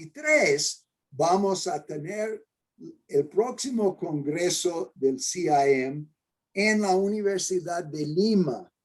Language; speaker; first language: Spanish; non-native, fluent; English